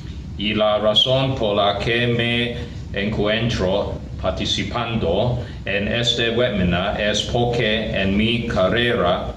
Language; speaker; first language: Spanish; non-native, learner; Cantonese